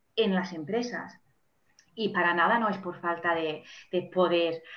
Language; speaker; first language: Spanish; non-native, fluent; English